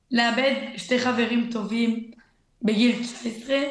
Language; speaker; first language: Hebrew; early bilingual, other home language; French